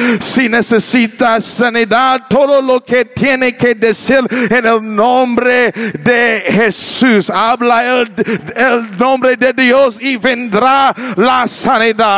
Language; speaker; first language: Spanish; non-native, learner; English